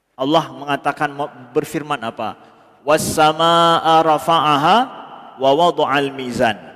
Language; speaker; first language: Malay; non-native, local second language; Achinese